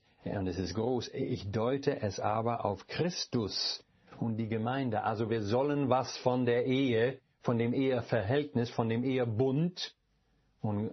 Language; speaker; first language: German; non-native, fluent; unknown